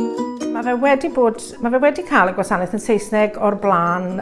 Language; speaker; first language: Welsh; native; Welsh